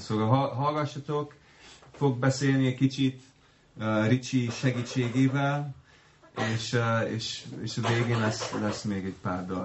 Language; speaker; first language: Hungarian; non-native, fluent; English